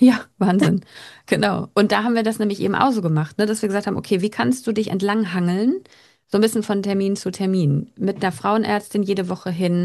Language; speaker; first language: German; native; German